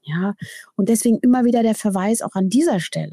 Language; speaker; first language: German; native; German